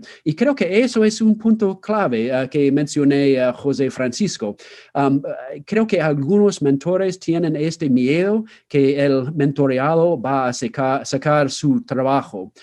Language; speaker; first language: Spanish; non-native, fluent; English